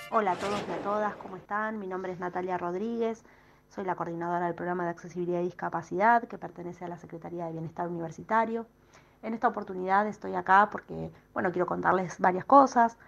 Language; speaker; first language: Spanish; native; Spanish